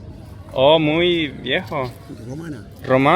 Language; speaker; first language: Spanish; non-native, learner; Estonian